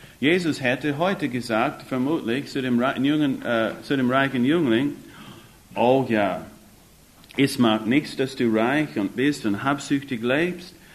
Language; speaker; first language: German; non-native, fluent; English